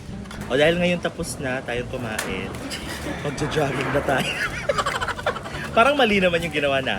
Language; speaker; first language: Filipino; non-native, local second language; Bikol